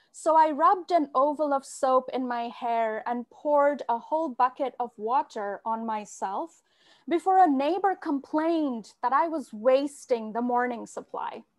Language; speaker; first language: English; non-native, local second language; Bangla